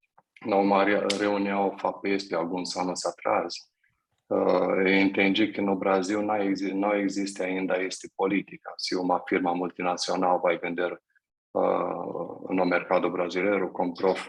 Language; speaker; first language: Portuguese; non-native, fluent; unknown